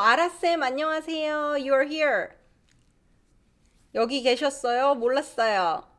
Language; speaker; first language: Korean; non-native, fluent; English